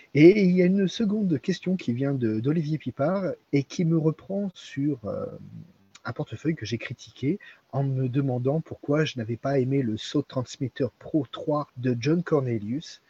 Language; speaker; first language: French; native; French